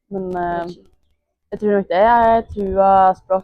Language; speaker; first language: Norwegian; native; Norwegian